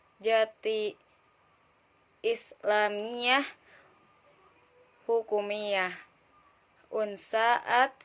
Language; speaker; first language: Arabic; non-native, learner; Indonesian